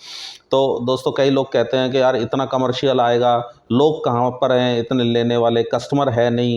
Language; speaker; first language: Hindi; native; Hindi